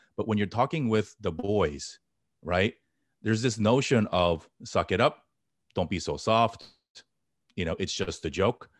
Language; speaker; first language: English; native; English